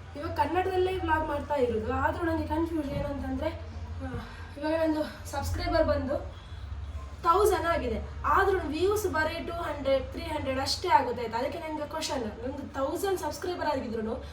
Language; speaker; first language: Kannada; non-native, local second language; Tulu